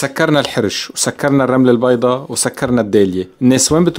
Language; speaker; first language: Arabic; native; Arabic